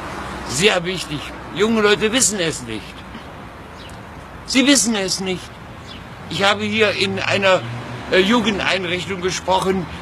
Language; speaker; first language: German; non-native, learner; Pashto